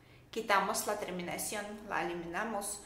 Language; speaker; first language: Spanish; non-native, fluent; Russian